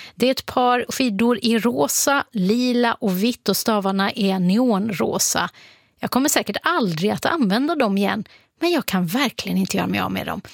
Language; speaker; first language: Swedish; native; Swedish